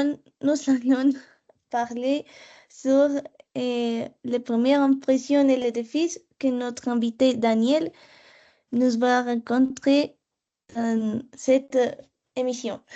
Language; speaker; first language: French; non-native, learner; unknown